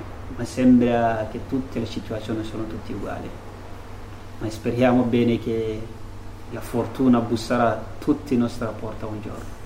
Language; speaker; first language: Italian; non-native, fluent; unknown